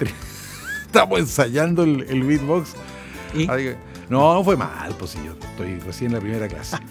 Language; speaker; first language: Spanish; native; Spanish